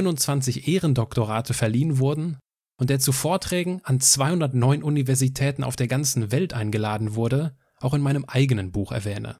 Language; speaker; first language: German; native; German